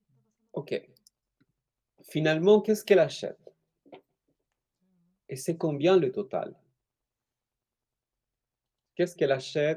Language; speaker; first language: French; non-native, fluent; Spanish